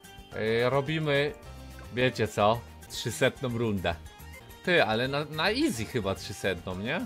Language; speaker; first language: Polish; native; Polish